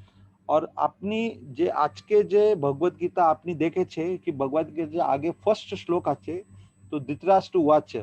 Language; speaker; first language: Bangla; non-native, learner; Hindi